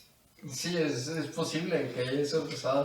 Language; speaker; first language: Spanish; native; Spanish